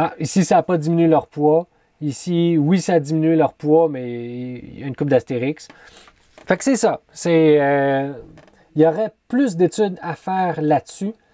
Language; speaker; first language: French; native; French